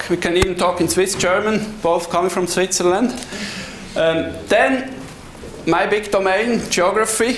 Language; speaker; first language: English; non-native, fluent; Swiss German